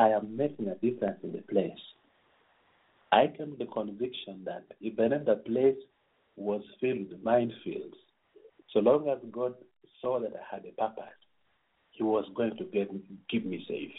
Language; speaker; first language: English; non-native, local second language; Acoli